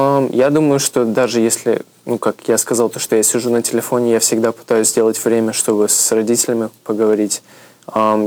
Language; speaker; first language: Russian; early bilingual, heritage; Russian